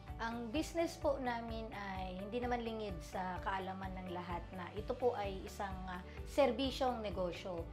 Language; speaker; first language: Filipino; non-native, local second language; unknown